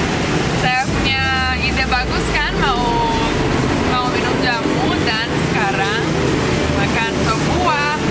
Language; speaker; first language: Indonesian; non-native, fluent; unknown